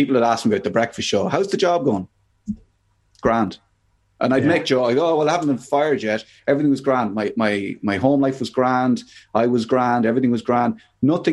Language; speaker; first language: English; native; English